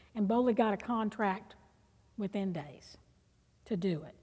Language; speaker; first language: English; native; English